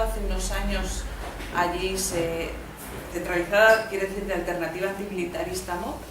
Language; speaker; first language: Spanish; native; Spanish